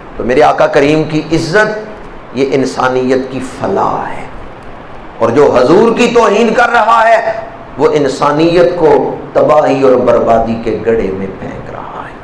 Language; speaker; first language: Urdu; non-native, local second language; Punjabi